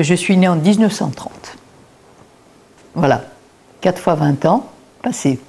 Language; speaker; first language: French; native; French